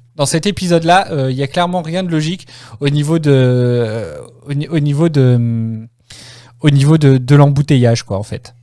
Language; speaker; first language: French; native; French